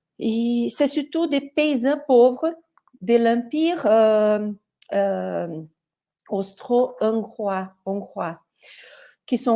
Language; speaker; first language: French; non-native, fluent; Portuguese